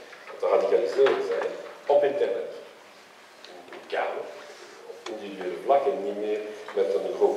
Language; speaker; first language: Dutch; non-native, local second language; French